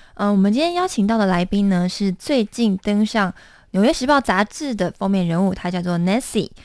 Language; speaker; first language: Chinese; native; Chinese